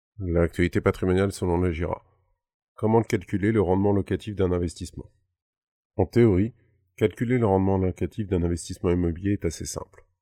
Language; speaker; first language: French; native; French